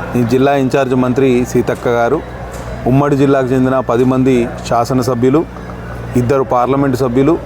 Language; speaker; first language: Telugu; native; Telugu